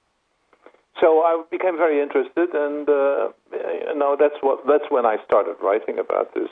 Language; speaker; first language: English; non-native, fluent; Dutch